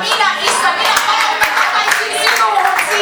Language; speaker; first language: Finnish; non-native, learner; Kinyarwanda